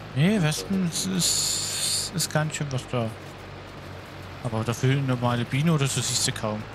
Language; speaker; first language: German; native; German